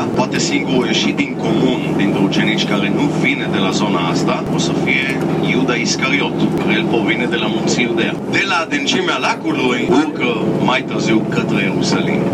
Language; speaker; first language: Romanian; early bilingual, heritage; Romanian